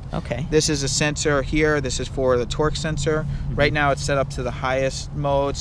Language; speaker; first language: English; native; English